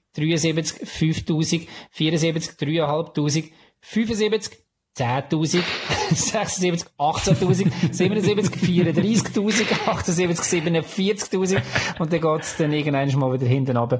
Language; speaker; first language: German; native; German